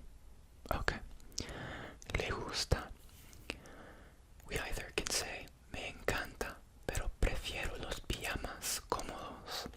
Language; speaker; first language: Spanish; non-native, learner; English